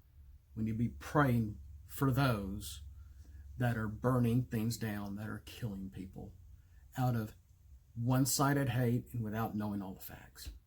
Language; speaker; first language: English; native; English